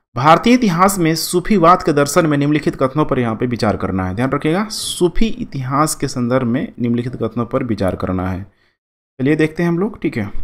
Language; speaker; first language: Hindi; native; Hindi